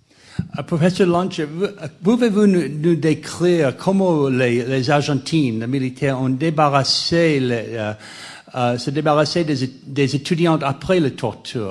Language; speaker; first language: French; non-native, fluent; English